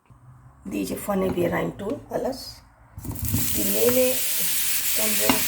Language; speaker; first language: German; non-native, learner; Hindi